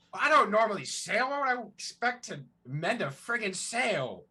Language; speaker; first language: English; native; English